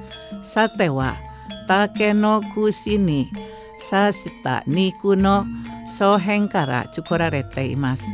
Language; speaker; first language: Japanese; non-native, fluent; Indonesian